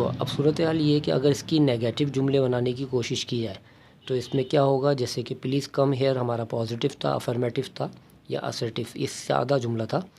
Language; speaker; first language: Urdu; native; Urdu